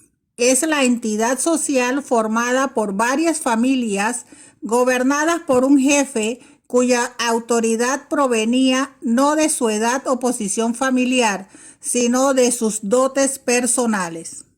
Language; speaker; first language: Spanish; native; Spanish